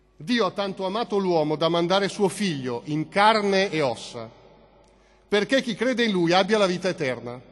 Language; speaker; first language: Italian; native; Italian